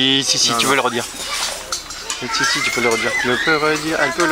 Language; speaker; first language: French; native; French